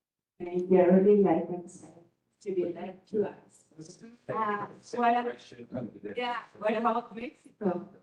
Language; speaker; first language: English; non-native, learner; Spanish